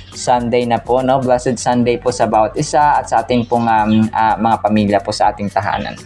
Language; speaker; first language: Filipino; native; Filipino